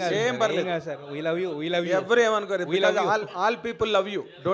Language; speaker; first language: Telugu; native; Telugu